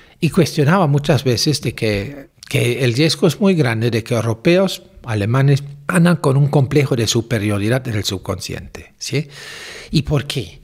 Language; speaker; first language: Spanish; non-native, fluent; German